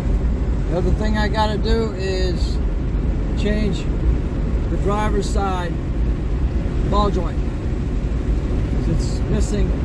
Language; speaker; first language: English; native; English